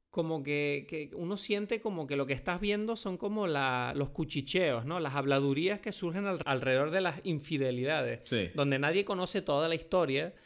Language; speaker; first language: Spanish; non-native, fluent; French